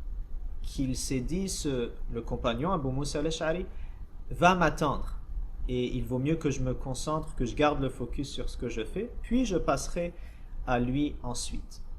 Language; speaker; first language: French; native; French